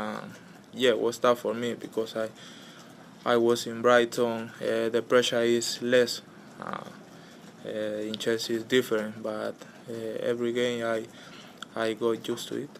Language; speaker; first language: English; non-native, learner; Spanish